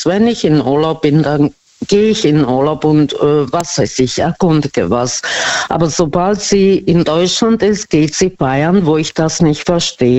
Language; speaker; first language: German; non-native, fluent; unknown